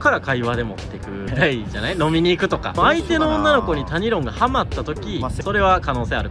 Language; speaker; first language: Japanese; native; Japanese